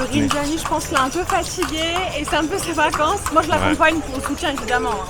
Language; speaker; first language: French; native; French